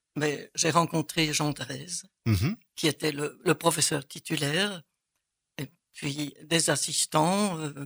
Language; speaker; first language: French; native; French